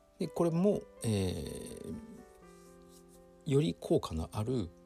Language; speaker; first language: Japanese; native; Japanese